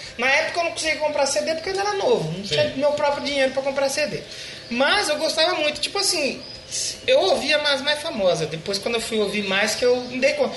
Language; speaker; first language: Portuguese; native; Portuguese